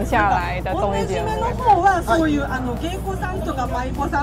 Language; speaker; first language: Japanese; native; Japanese